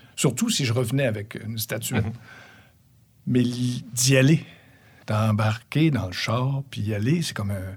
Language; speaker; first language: French; native; French